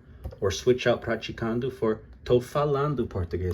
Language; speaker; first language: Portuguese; non-native, fluent; English